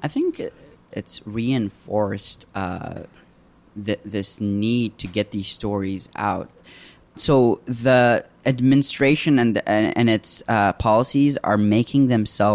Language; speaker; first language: English; early bilingual, other home language; Arabic